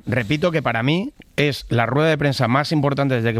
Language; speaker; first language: Spanish; native; Spanish